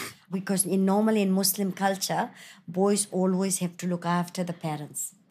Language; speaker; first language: English; non-native, fluent; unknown